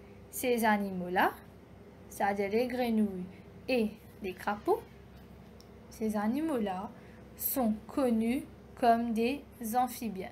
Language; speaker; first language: French; non-native, local second language; Morisyen